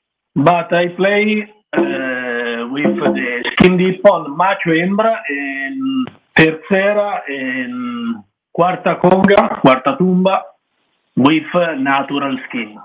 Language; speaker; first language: English; non-native, learner; Italian